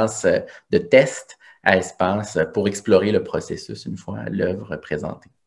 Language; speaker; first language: French; native; French